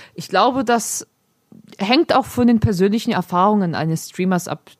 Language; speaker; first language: German; early bilingual, other home language; Polish